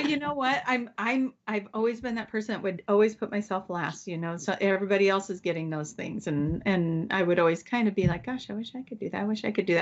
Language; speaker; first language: English; native; English